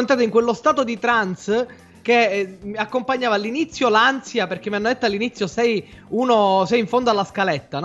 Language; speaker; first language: Italian; native; Italian